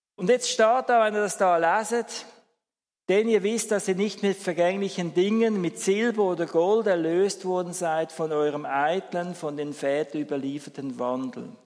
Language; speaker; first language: German; native; German